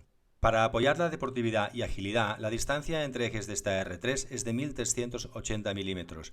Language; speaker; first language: Spanish; native; Spanish